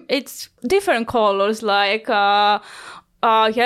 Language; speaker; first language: English; non-native, learner; Greek